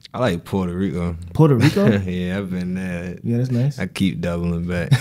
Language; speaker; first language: English; native; English